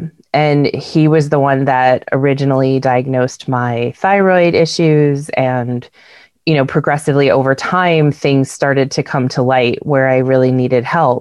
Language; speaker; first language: English; native; English